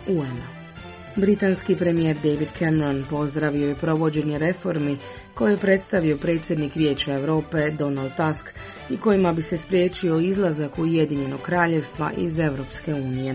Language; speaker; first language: Croatian; native; Croatian